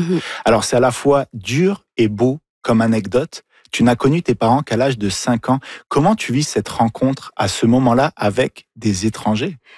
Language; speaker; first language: French; native; French